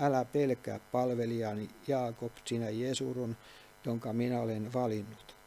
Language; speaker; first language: Finnish; native; Finnish